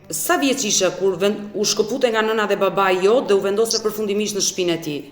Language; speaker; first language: Albanian; native; Albanian